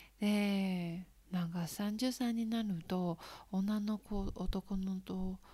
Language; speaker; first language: Japanese; non-native, learner; Chinese